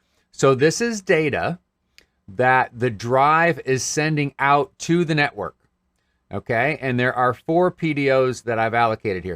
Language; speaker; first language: English; native; English